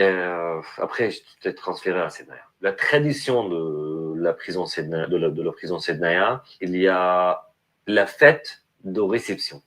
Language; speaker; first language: French; non-native, learner; Arabic